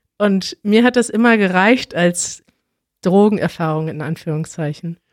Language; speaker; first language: German; native; German